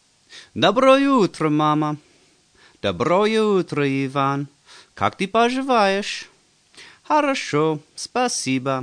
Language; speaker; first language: Russian; non-native, fluent; English